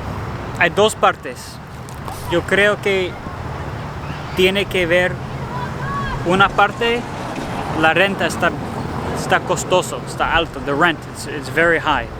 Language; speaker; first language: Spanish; non-native, learner; English